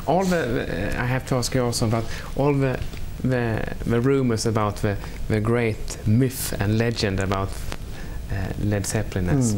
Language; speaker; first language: English; non-native, fluent; Swedish